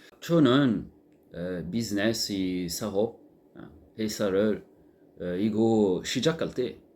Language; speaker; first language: Korean; non-native, learner; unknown